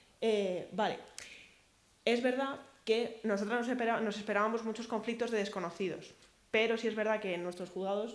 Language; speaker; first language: Spanish; native; Spanish